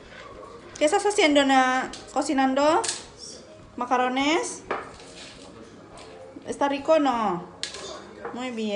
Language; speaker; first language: Spanish; non-native, fluent; Indonesian